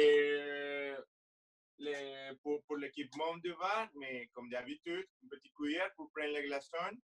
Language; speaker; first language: French; non-native, fluent; Spanish